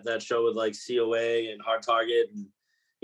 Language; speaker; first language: English; native; English